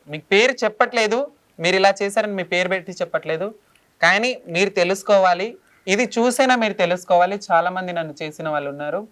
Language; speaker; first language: Telugu; non-native, local second language; Lambadi